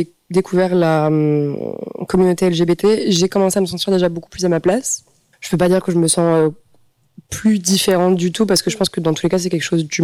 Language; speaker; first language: French; native; French